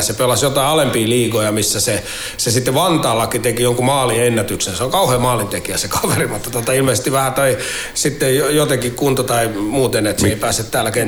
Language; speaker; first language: Finnish; native; Finnish